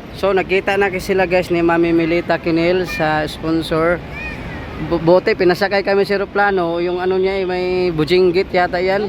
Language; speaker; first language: Filipino; non-native, local second language; Cebuano